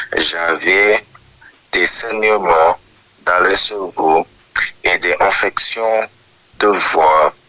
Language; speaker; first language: French; non-native, learner; English